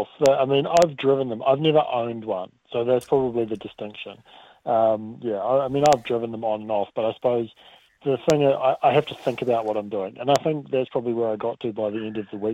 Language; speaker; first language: English; native; English